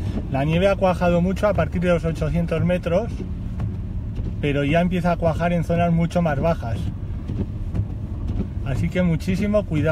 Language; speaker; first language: Spanish; native; Spanish